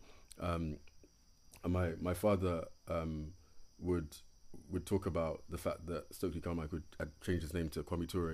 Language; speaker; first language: English; native; English